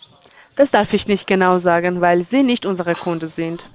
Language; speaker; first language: German; non-native, learner; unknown